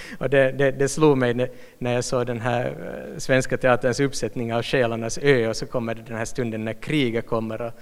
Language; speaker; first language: Swedish; native; Swedish